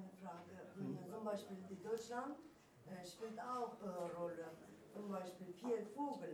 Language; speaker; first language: German; non-native, learner; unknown